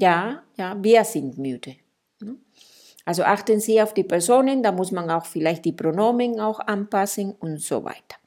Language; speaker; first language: German; non-native, fluent; Spanish